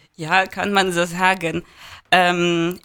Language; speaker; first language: German; non-native, learner; Polish